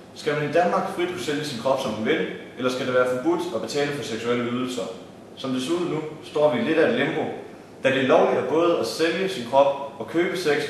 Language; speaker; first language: Danish; native; Danish